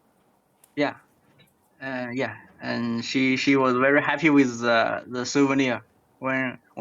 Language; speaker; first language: English; non-native, learner; Chinese